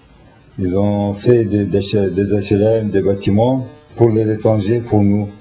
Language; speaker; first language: French; non-native, fluent; Turkish